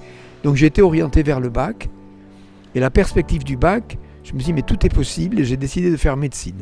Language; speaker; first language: French; native; French